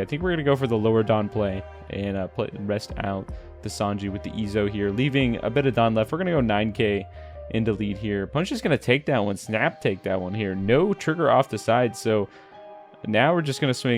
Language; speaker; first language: English; native; English